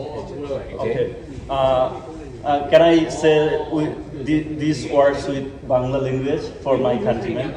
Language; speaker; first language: English; non-native, local second language; Bangla